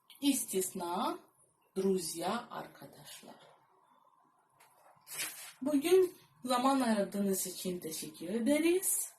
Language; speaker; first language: Turkish; non-native, fluent; Russian